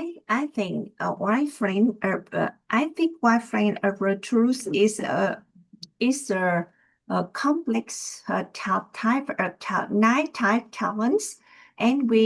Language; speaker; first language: English; non-native, learner; Vietnamese